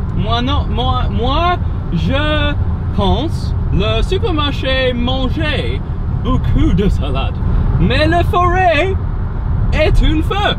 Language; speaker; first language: French; non-native, learner; English